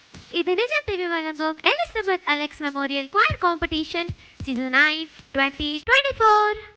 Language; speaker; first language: English; non-native, local second language; Tamil